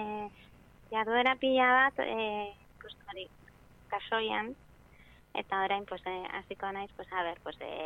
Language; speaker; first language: Basque; non-native, local second language; Spanish